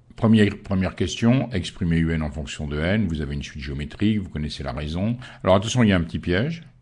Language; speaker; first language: French; native; French